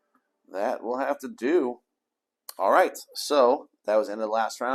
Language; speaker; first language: English; native; English